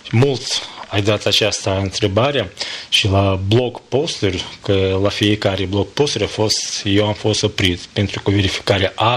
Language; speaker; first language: Romanian; non-native, learner; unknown